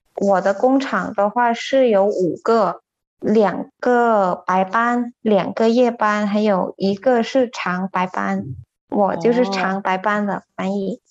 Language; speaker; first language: Chinese; non-native, fluent; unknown